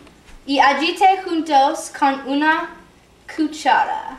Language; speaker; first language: Spanish; non-native, learner; English